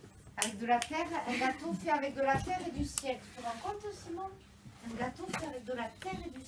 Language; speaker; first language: French; native; French